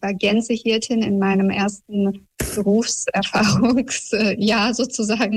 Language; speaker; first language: German; early bilingual, other home language; Russian